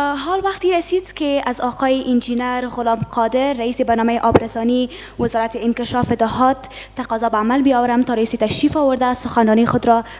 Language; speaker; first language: Persian; non-native, local second language; Pashto